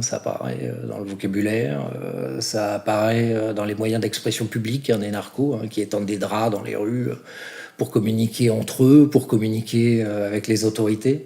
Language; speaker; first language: French; native; French